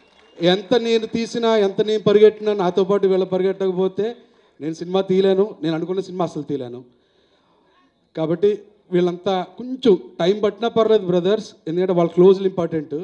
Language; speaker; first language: Telugu; native; Telugu